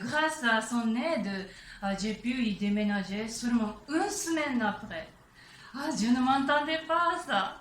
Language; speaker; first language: French; non-native, learner; Japanese